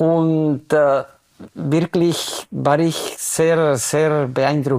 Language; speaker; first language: German; non-native, fluent; Spanish